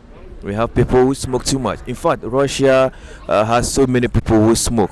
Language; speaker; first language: English; native; English